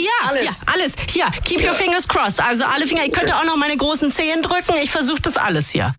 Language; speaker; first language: German; native; German